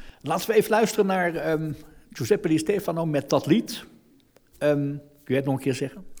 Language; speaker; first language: Dutch; native; Dutch